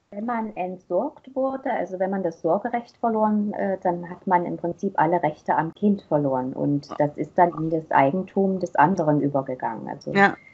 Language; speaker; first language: German; native; German